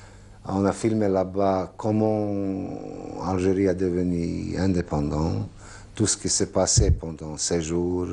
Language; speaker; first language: French; non-native, fluent; Serbian